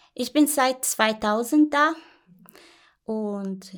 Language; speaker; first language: German; non-native, learner; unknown